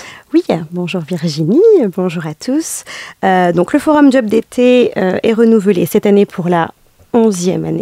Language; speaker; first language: French; native; French